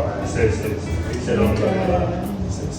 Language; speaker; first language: French; non-native, learner; Hindi